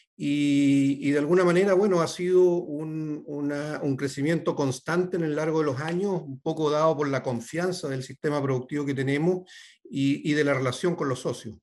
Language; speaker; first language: Spanish; native; Spanish